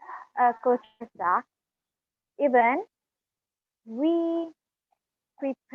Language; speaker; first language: English; non-native, learner; Indonesian